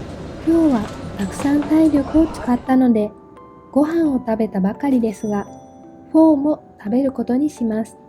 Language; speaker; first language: Japanese; non-native, fluent; Vietnamese